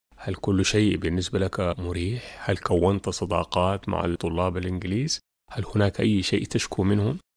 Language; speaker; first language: Arabic; native; Arabic